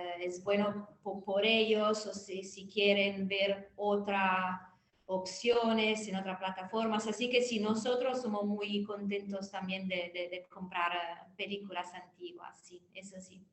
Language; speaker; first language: Spanish; non-native, fluent; Italian